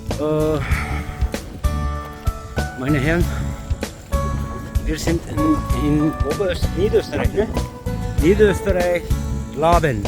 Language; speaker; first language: German; non-native, learner; Turkish